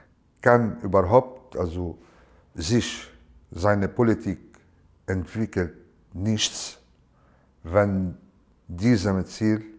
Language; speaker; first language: German; non-native, learner; Arabic